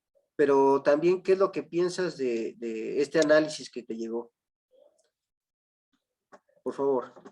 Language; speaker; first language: Spanish; native; Spanish